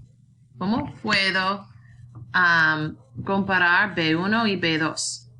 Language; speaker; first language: Spanish; non-native, learner; English